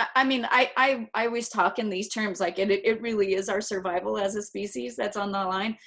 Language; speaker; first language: English; native; English